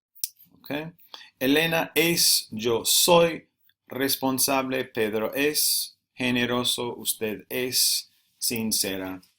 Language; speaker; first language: Spanish; non-native, fluent; English